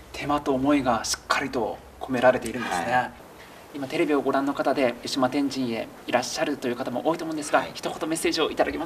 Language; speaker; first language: Japanese; native; Japanese